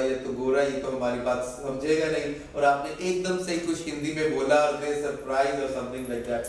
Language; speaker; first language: Hindi; native; Hindi